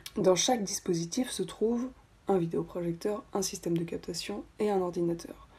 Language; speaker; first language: French; native; French